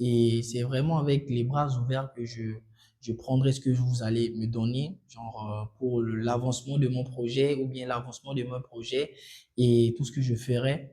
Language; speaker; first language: French; non-native, local second language; Sango